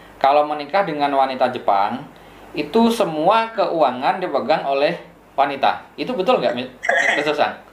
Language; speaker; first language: Indonesian; native; Indonesian